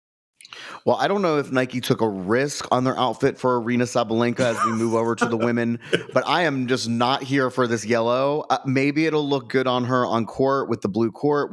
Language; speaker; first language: English; native; English